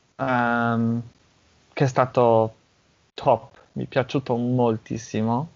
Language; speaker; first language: Italian; non-native, fluent; English